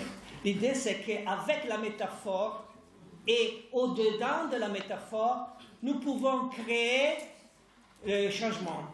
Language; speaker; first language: French; non-native, fluent; Italian